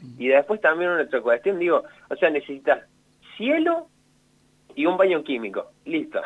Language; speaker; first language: Spanish; native; Spanish